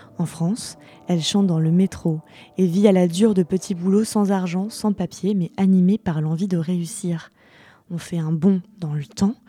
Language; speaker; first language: French; native; French